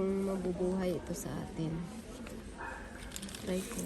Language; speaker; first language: Filipino; native; Filipino